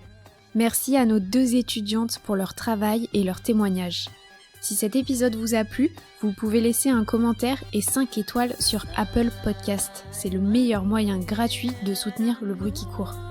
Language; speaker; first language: French; native; French